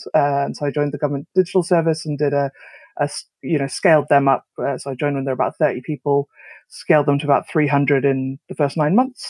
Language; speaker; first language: English; native; English